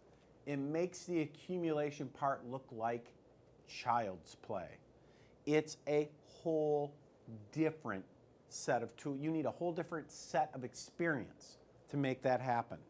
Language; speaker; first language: English; native; English